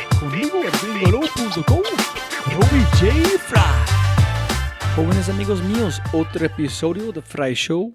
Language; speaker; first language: Spanish; non-native, fluent; English